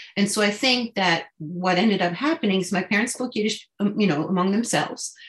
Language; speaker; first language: English; non-native, fluent; French